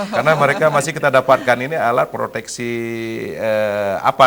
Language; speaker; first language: Malay; native; Malay